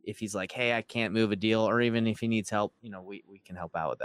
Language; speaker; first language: English; native; English